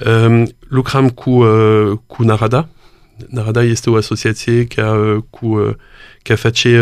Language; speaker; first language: Romanian; non-native, learner; French